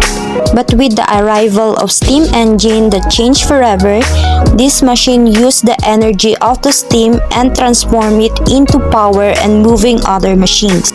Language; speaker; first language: English; non-native, local second language; Filipino